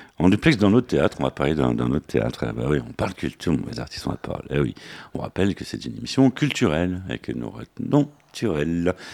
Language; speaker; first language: French; native; French